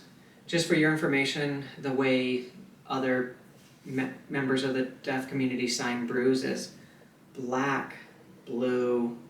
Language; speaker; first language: English; native; English